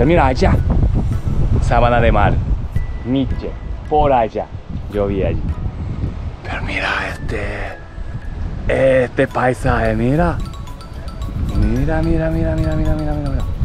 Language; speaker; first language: Spanish; non-native, learner; Japanese